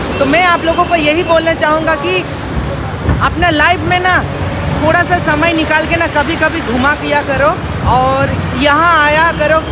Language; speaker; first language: Hindi; non-native, local second language; Sadri